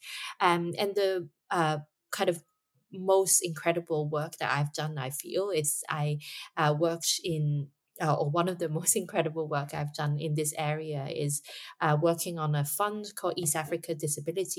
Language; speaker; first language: English; non-native, local second language; Cantonese